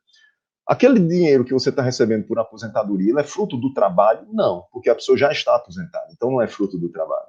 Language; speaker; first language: Portuguese; native; Portuguese